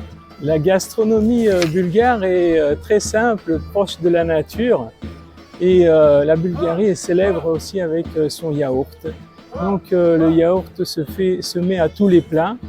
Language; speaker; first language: French; non-native, fluent; Bulgarian